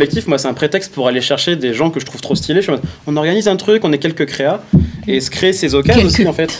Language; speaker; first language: French; native; French